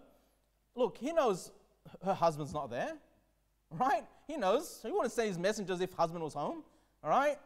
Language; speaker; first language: English; native; English